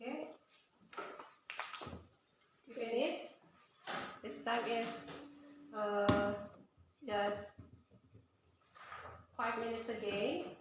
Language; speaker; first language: English; non-native, learner; Indonesian